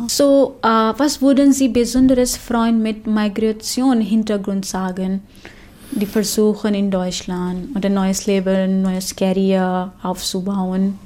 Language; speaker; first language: German; non-native, fluent; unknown